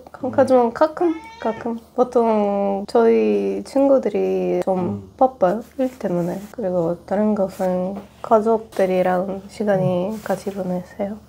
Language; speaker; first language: Korean; non-native, learner; Russian